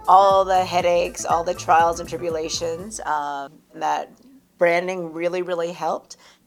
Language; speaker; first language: English; native; English